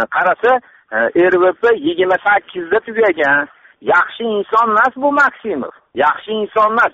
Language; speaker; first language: Uzbek; native; Uzbek